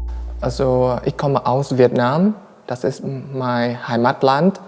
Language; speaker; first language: German; non-native, fluent; Vietnamese